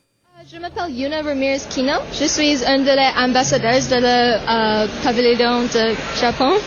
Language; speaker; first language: French; non-native, learner; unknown